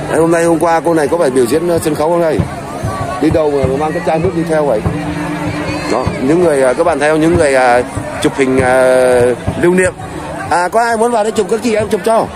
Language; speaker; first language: Vietnamese; non-native, local second language; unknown